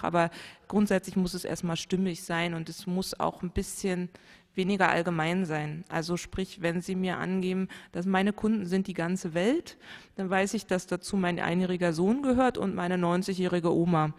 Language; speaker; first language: German; native; German